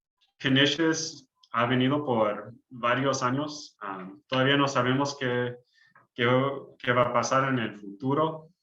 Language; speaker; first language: Spanish; early bilingual, heritage; English